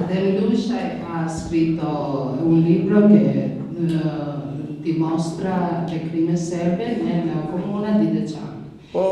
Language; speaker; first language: Italian; non-native, learner; Albanian